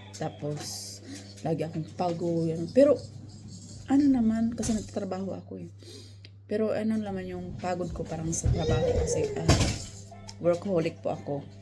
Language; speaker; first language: Filipino; non-native, local second language; Cebuano